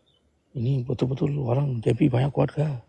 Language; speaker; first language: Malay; non-native, local second language; Tamil